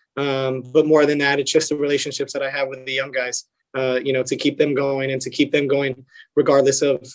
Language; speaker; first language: English; early bilingual, other home language; Spanish